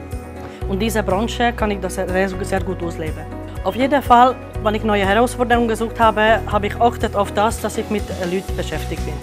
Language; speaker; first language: German; non-native, fluent; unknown